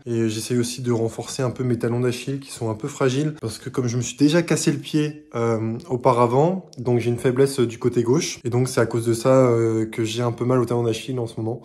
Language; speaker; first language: French; native; French